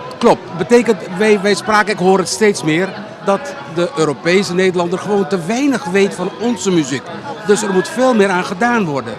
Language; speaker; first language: Dutch; non-native, local second language; Papiamento